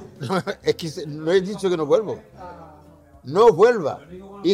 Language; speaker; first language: Spanish; non-native, fluent; Haitian Creole